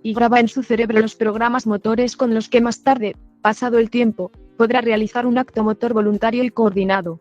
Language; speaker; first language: Spanish; native; Spanish